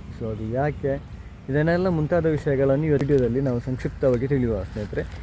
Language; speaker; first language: Kannada; native; Kannada